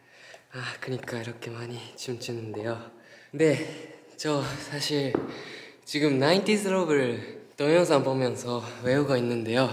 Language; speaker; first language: Korean; non-native, fluent; Japanese